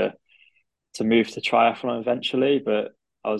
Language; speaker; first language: English; native; English